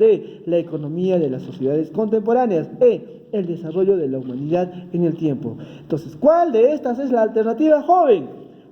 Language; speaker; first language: Spanish; native; Spanish